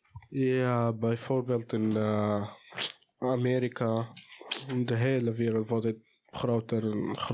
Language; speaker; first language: Dutch; early bilingual, other home language; Portuguese